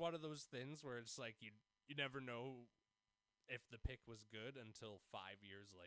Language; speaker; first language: English; native; English